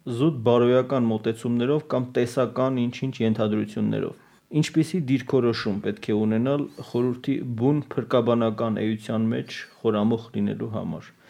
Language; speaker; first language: Armenian; native; Armenian